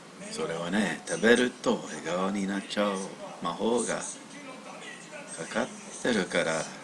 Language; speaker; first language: Japanese; non-native, learner; English